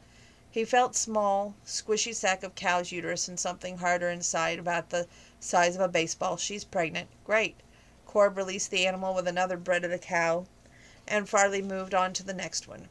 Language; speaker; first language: English; native; English